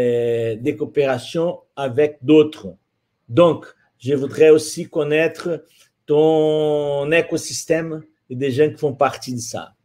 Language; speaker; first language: French; non-native, fluent; Portuguese